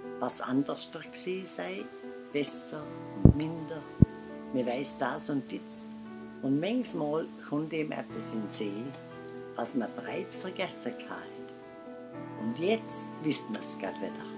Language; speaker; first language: German; native; German